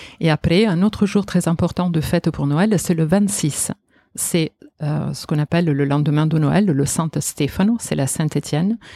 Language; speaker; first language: French; non-native, fluent; Italian